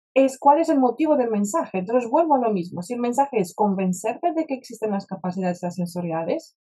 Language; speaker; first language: Spanish; non-native, fluent; Polish